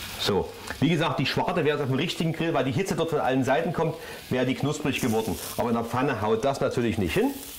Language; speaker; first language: German; native; German